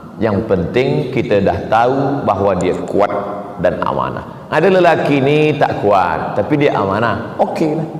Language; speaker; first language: Malay; native; Malay